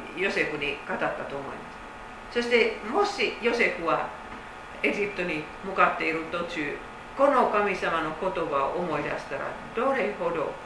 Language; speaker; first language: Japanese; non-native, fluent; Finnish